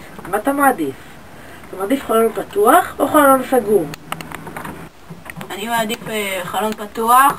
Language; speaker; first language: Hebrew; native; Hebrew